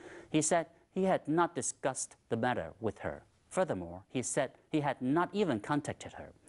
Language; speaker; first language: English; non-native, fluent; Chinese